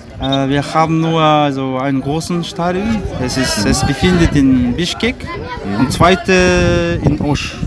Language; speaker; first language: German; non-native, learner; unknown